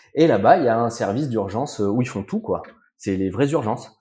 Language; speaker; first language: French; native; French